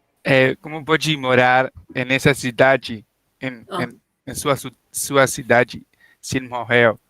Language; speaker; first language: Portuguese; non-native, learner; Spanish